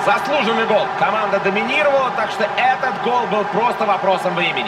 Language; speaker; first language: Russian; native; Russian